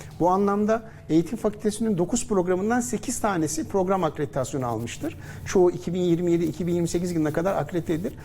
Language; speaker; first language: Turkish; native; Turkish